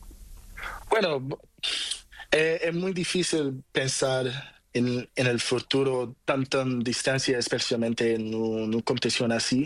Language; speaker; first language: Spanish; non-native, learner; Portuguese